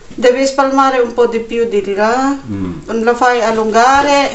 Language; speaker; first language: Italian; non-native, learner; Filipino